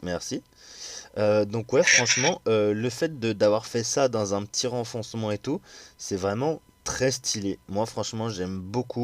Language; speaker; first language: French; native; French